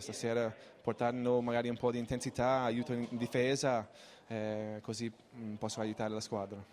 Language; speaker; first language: Italian; non-native, fluent; English